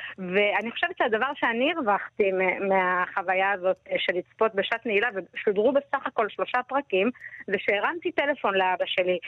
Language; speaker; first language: Hebrew; native; Hebrew